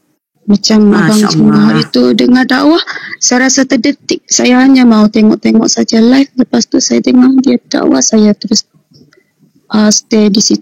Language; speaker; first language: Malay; non-native, local second language; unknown